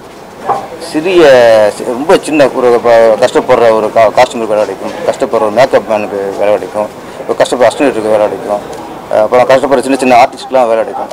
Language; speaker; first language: Tamil; native; Tamil